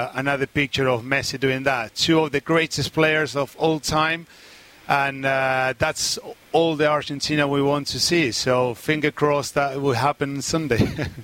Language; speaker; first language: English; non-native, fluent; Spanish